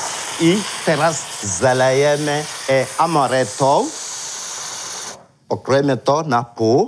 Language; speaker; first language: Polish; non-native, learner; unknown